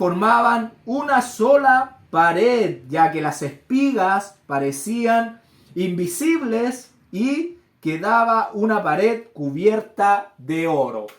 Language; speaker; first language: Spanish; native; Spanish